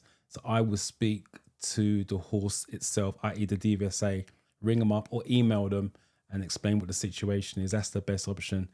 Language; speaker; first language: English; native; English